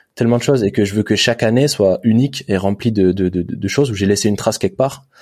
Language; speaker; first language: French; native; French